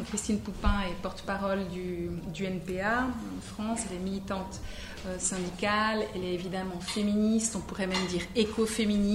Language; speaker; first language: French; native; French